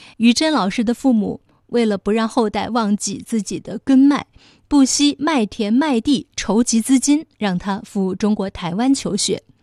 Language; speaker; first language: Chinese; native; Chinese